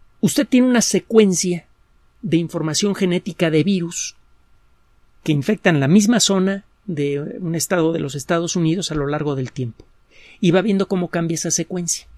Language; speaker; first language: Spanish; native; Spanish